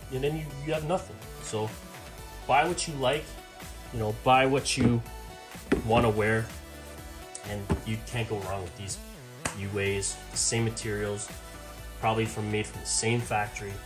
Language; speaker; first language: English; native; English